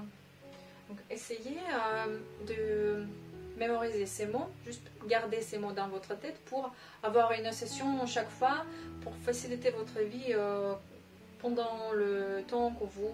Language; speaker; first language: French; non-native, fluent; Russian